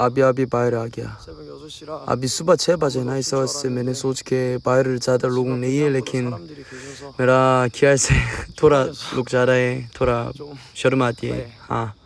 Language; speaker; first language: Hindi; non-native, learner; Korean